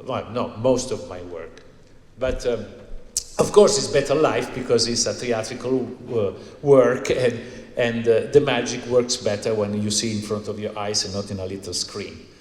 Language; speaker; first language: English; non-native, fluent; Italian